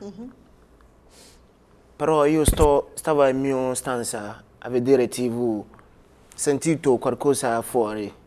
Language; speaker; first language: Italian; non-native, learner; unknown